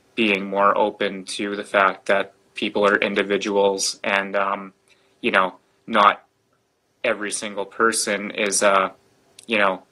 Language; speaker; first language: English; native; English